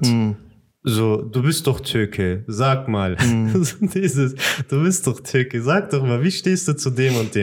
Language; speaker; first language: German; early bilingual, other home language; Turkish